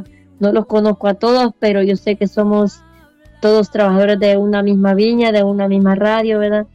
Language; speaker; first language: Spanish; native; Spanish